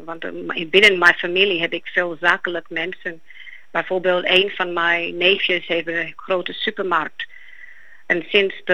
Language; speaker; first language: Dutch; non-native, fluent; Greek